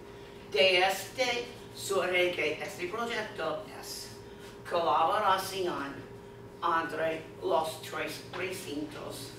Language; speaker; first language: Spanish; non-native, fluent; English